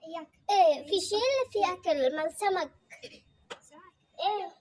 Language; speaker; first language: Arabic; non-native, learner; Bangla